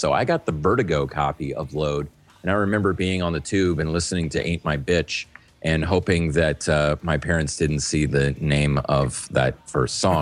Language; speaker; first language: English; native; English